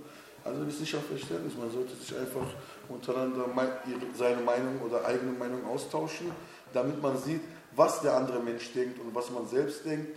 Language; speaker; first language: German; non-native, fluent; Turkish